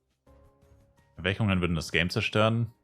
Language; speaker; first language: German; native; German